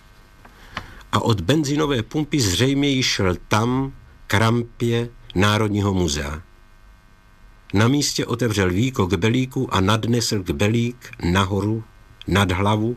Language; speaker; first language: Czech; native; Czech